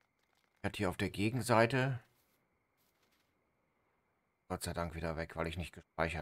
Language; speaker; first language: German; native; German